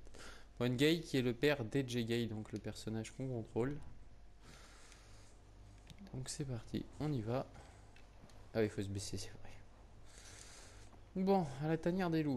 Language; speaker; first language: French; native; French